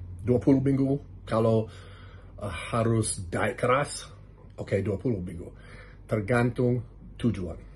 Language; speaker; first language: Indonesian; non-native, learner; English